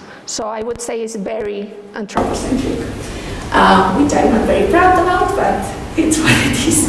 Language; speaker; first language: English; non-native, fluent; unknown